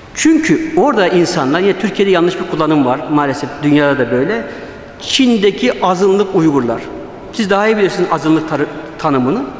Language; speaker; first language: Turkish; early bilingual, other home language; Uyghur